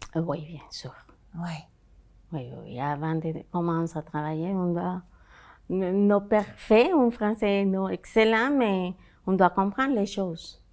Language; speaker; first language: French; non-native, fluent; Spanish